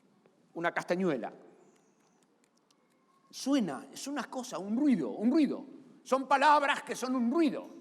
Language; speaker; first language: Spanish; native; Spanish